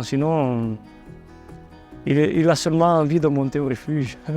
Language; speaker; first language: French; non-native, local second language; Italian